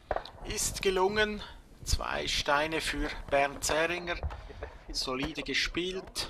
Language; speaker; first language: German; native; German